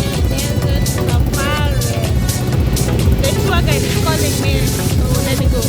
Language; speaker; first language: English; non-native, learner; Swahili